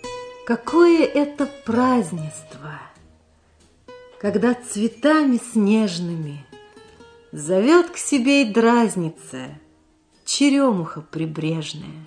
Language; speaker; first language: Russian; native; Russian